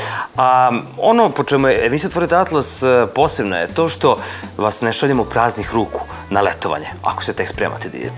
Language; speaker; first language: Serbian; native; Serbian